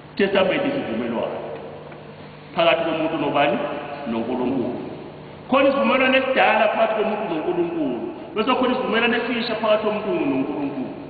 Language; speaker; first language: Zulu; native; Zulu